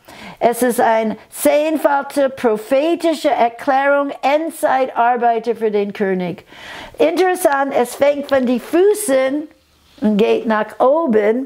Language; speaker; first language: German; non-native, fluent; English